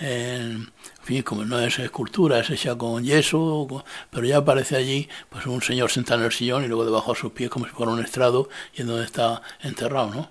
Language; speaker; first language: Spanish; native; Spanish